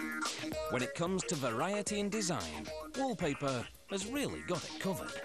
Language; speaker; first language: English; native; English